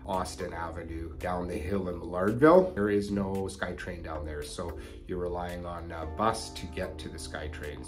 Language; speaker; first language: English; native; English